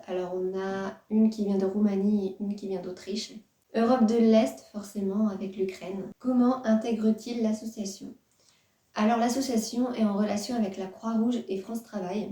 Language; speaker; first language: French; native; French